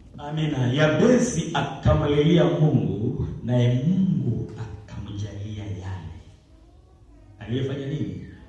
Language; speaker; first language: Swahili; non-native, local second language; Luyia